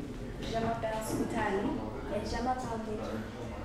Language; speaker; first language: French; non-native, learner; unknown